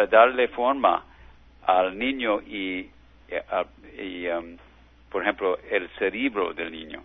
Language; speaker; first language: Spanish; non-native, learner; English